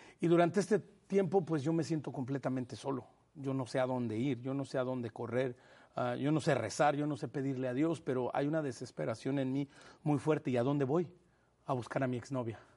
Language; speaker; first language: Spanish; native; Spanish